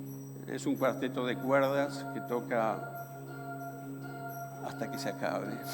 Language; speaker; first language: Spanish; native; Spanish